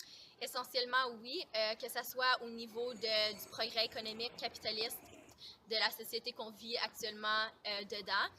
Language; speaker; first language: French; native; French